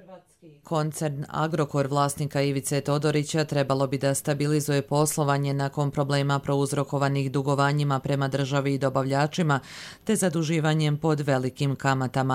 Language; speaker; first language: Serbian; native; Serbian